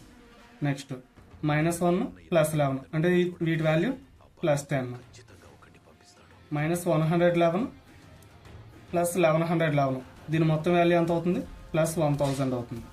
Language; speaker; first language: Telugu; native; Telugu